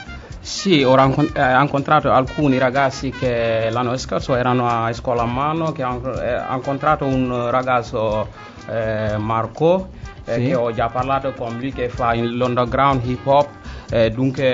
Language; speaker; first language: Italian; non-native, learner; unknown